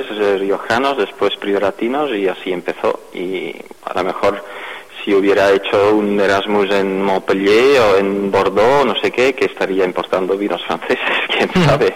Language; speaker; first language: Spanish; non-native, fluent; Dutch